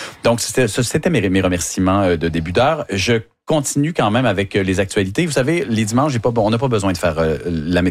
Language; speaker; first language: French; native; French